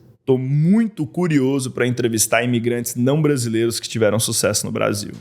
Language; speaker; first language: Portuguese; native; Portuguese